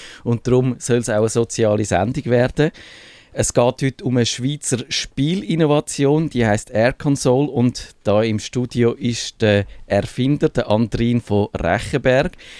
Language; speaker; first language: German; native; German